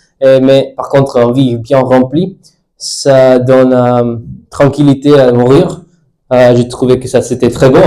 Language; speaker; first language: French; non-native, learner; Spanish